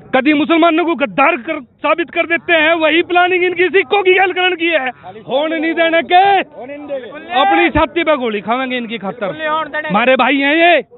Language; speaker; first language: Hindi; native; Hindi